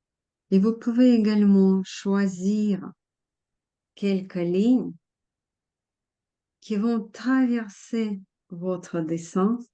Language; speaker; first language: French; non-native, fluent; Russian